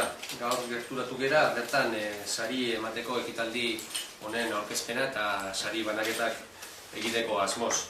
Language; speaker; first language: Basque; native; Basque